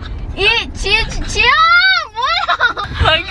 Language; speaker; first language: Korean; early bilingual, heritage; English